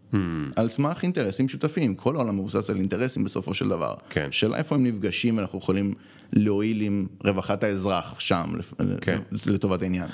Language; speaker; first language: Hebrew; early bilingual, other home language; Spanish